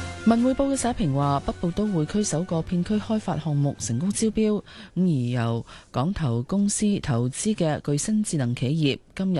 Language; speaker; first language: Cantonese; native; Cantonese